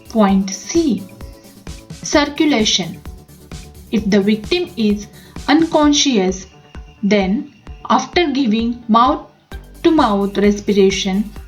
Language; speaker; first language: English; non-native, local second language; Marathi